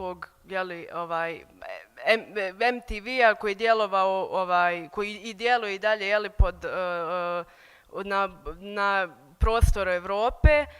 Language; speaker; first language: Bosnian; native; Bosnian